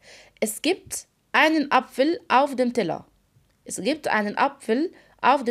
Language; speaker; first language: German; non-native, fluent; Arabic